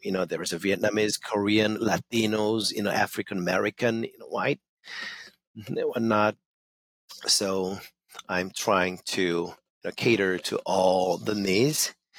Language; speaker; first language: English; non-native, fluent; Korean